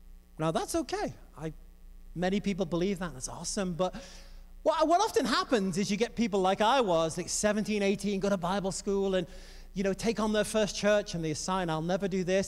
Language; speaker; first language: English; native; English